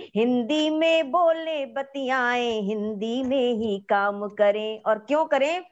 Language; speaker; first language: Hindi; non-native, local second language; Marathi